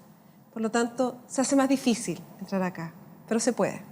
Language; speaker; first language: Spanish; native; Spanish